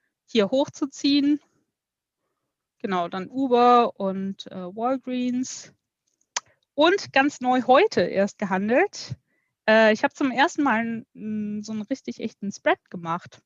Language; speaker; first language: German; native; German